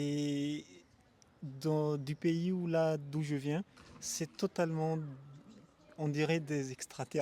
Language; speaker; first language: French; non-native, local second language; Malagasy